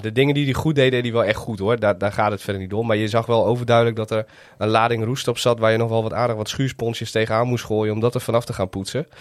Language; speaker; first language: Dutch; native; Dutch